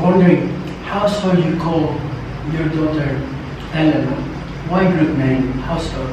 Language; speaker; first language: English; non-native, learner; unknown